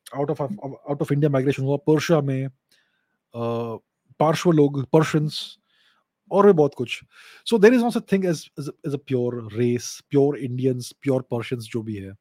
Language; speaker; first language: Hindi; non-native, local second language; Gujarati